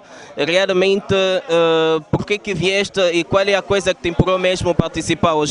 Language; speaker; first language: Portuguese; native; Portuguese